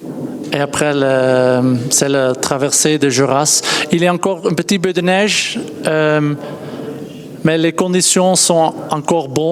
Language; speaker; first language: French; non-native, learner; Dutch